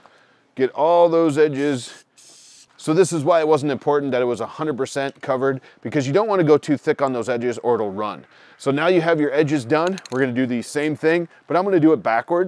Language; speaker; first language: English; native; English